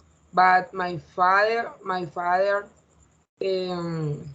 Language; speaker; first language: English; non-native, learner; Spanish